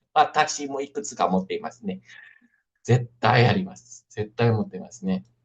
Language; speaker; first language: Japanese; non-native, fluent; Indonesian